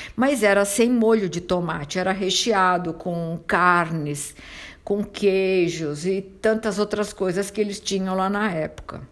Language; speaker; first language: Portuguese; non-native, fluent; Italian